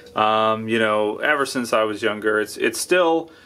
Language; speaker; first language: English; native; English